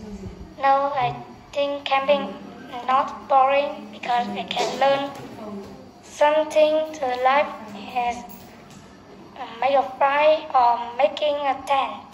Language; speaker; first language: English; non-native, learner; Vietnamese